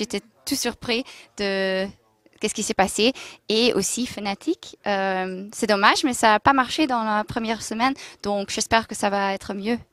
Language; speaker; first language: French; non-native, local second language; Dutch